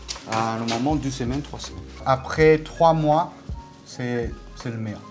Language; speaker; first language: French; non-native, learner; Korean